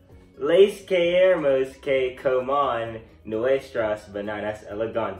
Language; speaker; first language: Spanish; non-native, learner; English